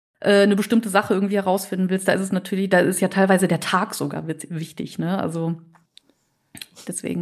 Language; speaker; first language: German; native; German